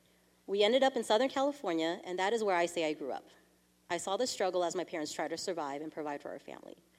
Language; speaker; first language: English; early bilingual, other home language; Vietnamese